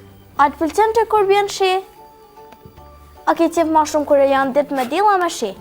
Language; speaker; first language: Albanian; native; Albanian